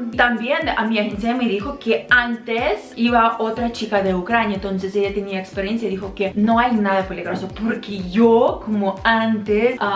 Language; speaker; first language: Spanish; non-native, fluent; Ukrainian